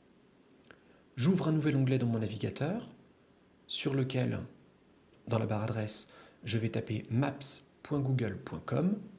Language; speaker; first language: French; native; French